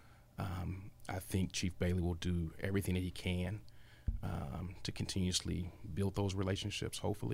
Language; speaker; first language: English; native; English